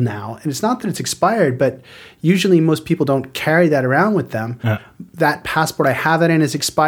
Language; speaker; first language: English; native; English